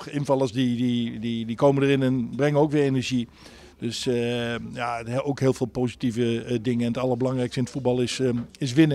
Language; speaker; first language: Dutch; native; Dutch